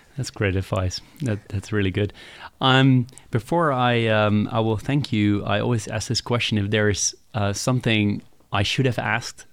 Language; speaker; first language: English; non-native, fluent; Dutch